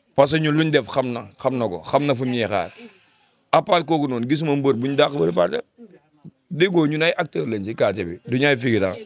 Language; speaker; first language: Wolof; non-native, local second language; Fula